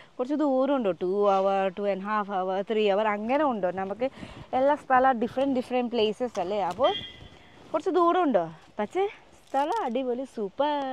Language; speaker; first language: Malayalam; non-native, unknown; Nepali